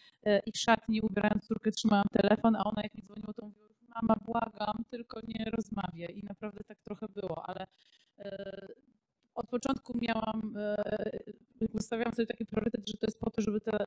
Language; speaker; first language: Polish; native; Polish